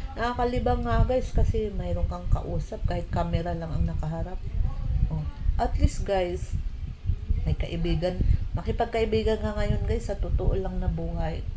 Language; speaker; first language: Filipino; non-native, local second language; Cebuano